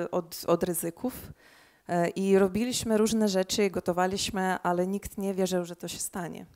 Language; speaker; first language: Polish; early bilingual, heritage; Polish